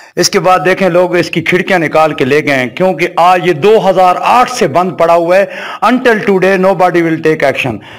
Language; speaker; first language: Urdu; non-native, local second language; Saraiki